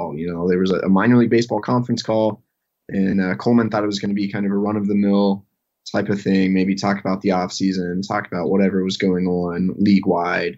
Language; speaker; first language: English; native; English